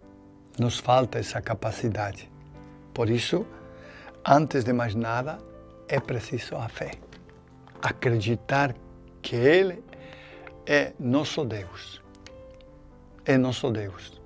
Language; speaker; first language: Portuguese; non-native, fluent; Spanish